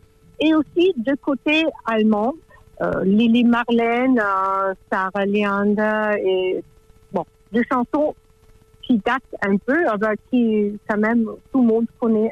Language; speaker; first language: French; non-native, fluent; German